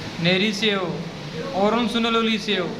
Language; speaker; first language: Korean; non-native, fluent; Urdu